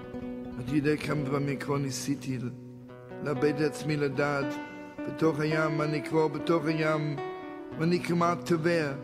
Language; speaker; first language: Hebrew; non-native, fluent; Yiddish